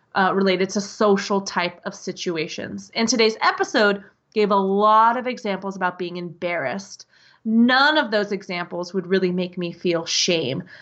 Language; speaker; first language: English; native; English